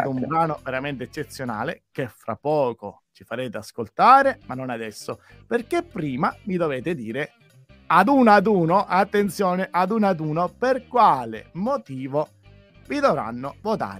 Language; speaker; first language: Italian; native; Italian